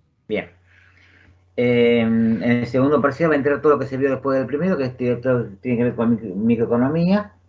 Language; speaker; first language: Spanish; native; Spanish